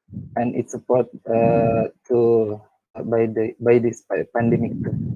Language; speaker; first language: English; non-native, learner; Indonesian